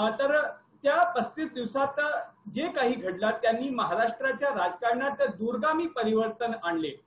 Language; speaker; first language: Marathi; non-native, local second language; Hindi